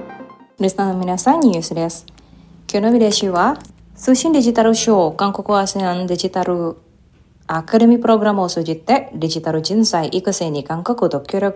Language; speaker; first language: Japanese; non-native, fluent; Indonesian